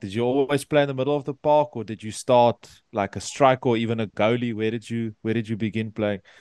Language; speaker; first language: English; non-native, local second language; Afrikaans